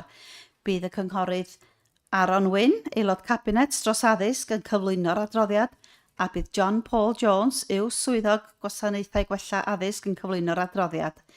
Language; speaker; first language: Welsh; native; Welsh